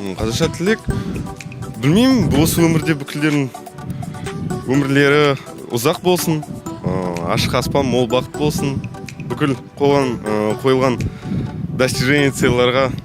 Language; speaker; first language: Kazakh; non-native, local second language; Russian